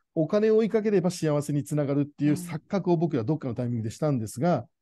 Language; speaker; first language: Japanese; native; Japanese